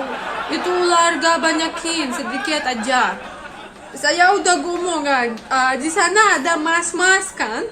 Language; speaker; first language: Indonesian; non-native, learner; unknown